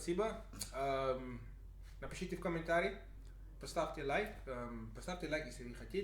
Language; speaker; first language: Russian; non-native, learner; English